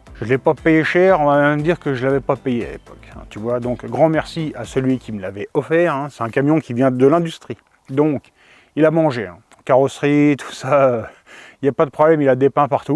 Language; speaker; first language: French; native; French